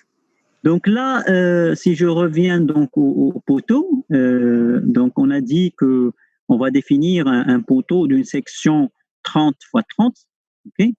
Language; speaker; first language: French; non-native, local second language; Arabic